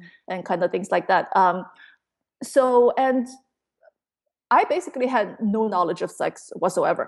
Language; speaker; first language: English; non-native, fluent; Chinese